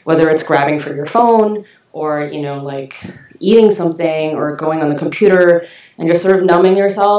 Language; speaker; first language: English; non-native, local second language; Cantonese